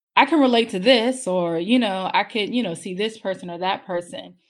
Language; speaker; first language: English; native; English